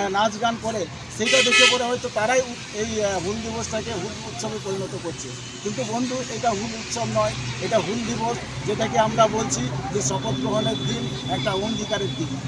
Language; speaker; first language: Bangla; non-native, local second language; Santali